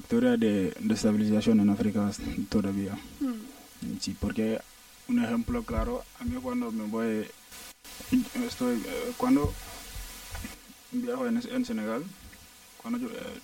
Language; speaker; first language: Spanish; non-native, learner; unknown